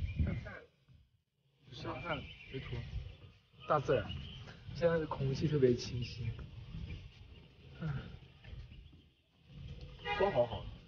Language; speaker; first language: Chinese; native; Chinese